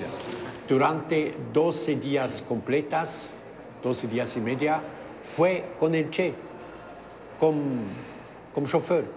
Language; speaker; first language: Spanish; non-native, fluent; German